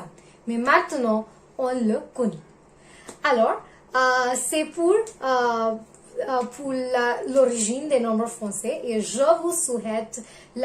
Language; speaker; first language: French; non-native, learner; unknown